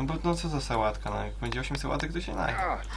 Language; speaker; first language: Polish; native; Polish